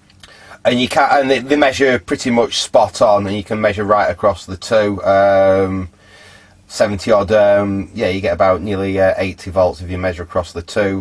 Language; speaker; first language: English; native; English